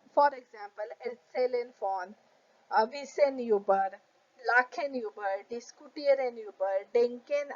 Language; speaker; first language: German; non-native, fluent; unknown